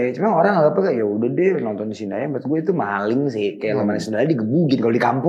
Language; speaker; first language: Indonesian; native; Indonesian